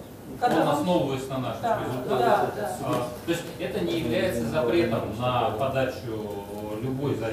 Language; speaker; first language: Russian; native; Russian